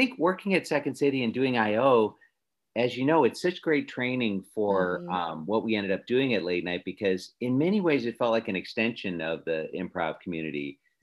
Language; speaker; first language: English; native; English